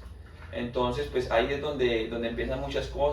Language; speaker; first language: Spanish; native; Spanish